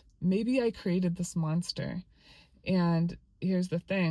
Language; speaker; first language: English; native; English